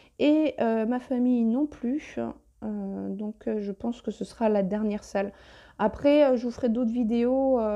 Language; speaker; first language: French; native; French